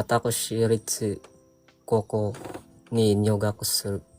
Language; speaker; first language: Japanese; non-native, learner; Filipino